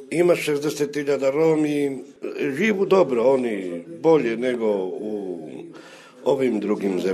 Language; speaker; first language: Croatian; non-native, local second language; Romany